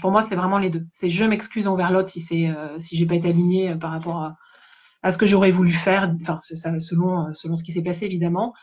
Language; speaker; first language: French; native; French